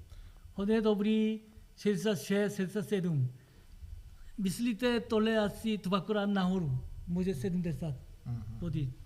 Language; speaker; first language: Czech; non-native, learner; Korean